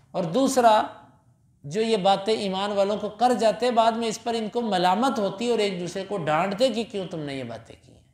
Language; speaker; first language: Urdu; non-native, local second language; Punjabi